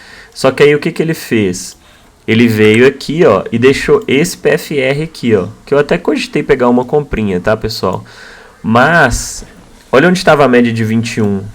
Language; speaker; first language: Portuguese; native; Portuguese